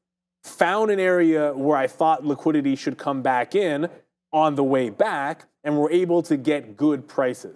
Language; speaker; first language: English; native; English